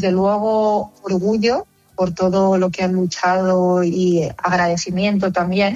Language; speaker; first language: Spanish; native; Spanish